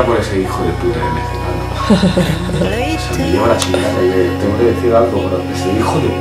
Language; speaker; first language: Spanish; native; Spanish